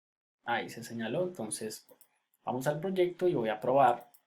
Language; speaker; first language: Spanish; native; Spanish